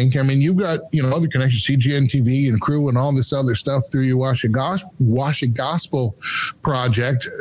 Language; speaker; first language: English; native; English